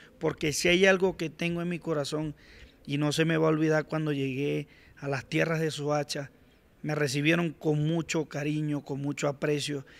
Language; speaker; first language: Spanish; native; Spanish